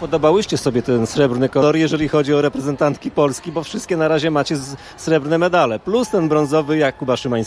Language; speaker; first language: Polish; native; Polish